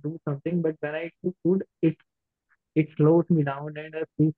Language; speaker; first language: English; non-native, local second language; Hindi